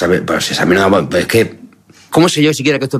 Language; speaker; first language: Spanish; native; Spanish